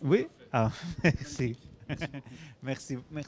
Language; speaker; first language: French; non-native, fluent; Spanish